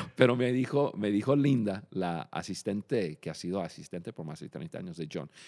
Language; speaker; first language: Spanish; non-native, fluent; English